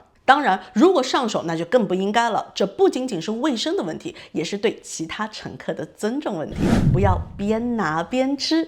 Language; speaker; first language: Chinese; native; Chinese